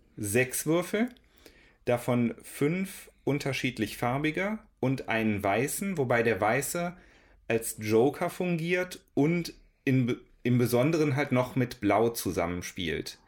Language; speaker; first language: German; native; German